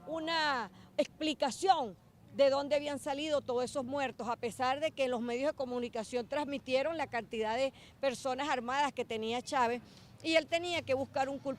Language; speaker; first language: Spanish; native; Spanish